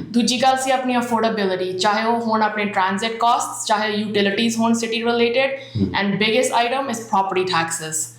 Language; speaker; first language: Punjabi; early bilingual, heritage; Punjabi